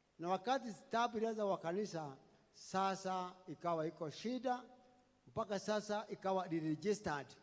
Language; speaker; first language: Swahili; non-native, local second language; Kikuyu